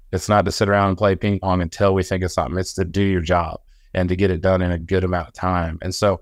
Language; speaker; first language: English; native; English